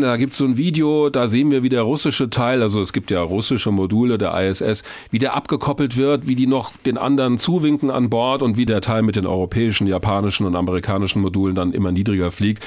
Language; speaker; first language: German; native; German